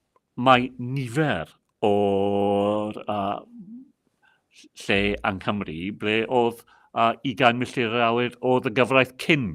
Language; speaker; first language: Welsh; non-native, local second language; English